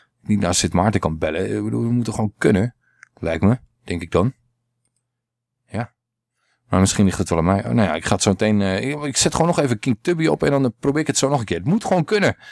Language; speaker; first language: Dutch; native; Dutch